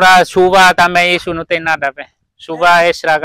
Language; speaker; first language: Portuguese; non-native, learner; Vietnamese